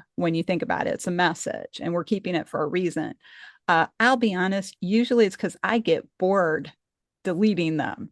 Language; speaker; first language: English; native; English